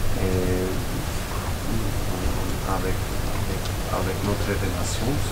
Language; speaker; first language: French; non-native, learner; German